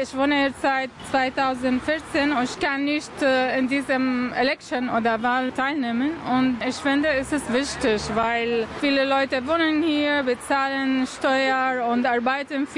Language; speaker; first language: German; non-native, learner; Arabic